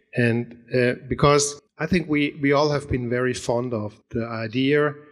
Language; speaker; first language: English; non-native, fluent; German